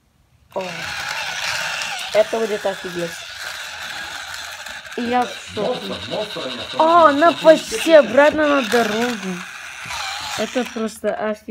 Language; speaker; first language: Russian; early bilingual, heritage; Russian